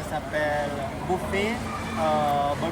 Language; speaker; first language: French; non-native, fluent; Thai